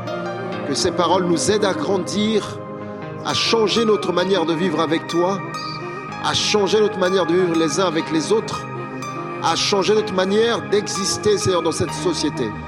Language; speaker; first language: French; native; French